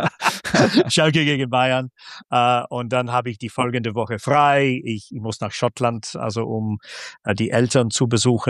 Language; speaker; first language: German; non-native, fluent; English